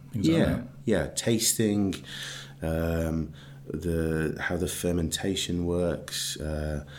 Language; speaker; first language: English; native; English